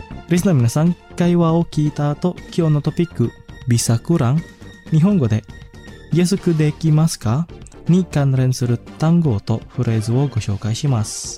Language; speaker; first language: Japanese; non-native, fluent; Indonesian